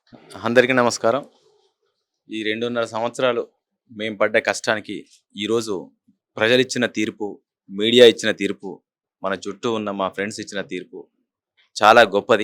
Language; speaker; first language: Telugu; native; Telugu